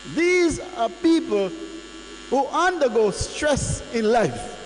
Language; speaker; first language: English; non-native, local second language; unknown